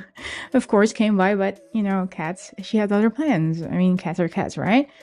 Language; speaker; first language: English; non-native, local second language; Filipino